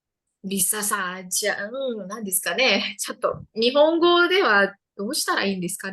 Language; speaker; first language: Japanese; non-native, fluent; Indonesian